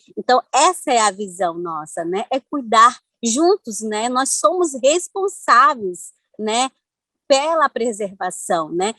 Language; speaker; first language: Portuguese; non-native, local second language; Ticuna